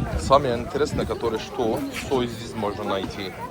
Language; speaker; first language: Russian; non-native, learner; Turkish